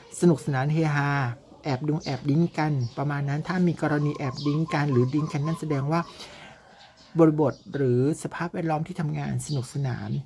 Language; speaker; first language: Thai; native; Thai